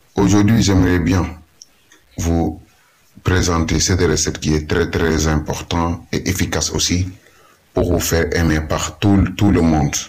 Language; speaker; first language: French; non-native, local second language; Wolof